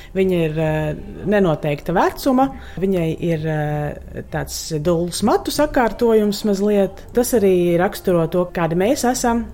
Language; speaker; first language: Latvian; native; Latvian